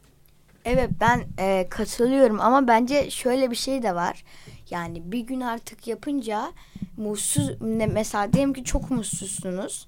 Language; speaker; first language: Turkish; native; Turkish